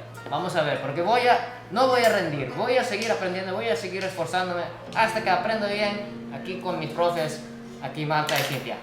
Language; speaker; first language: Spanish; non-native, fluent; Japanese